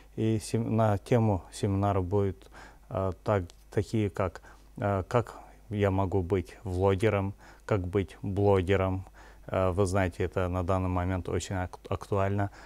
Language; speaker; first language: Russian; non-native, local second language; Azerbaijani